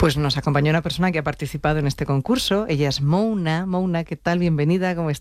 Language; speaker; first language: Spanish; native; Spanish